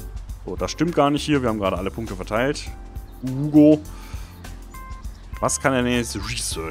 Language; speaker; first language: German; native; German